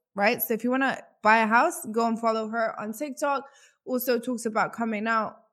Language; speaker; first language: English; native; English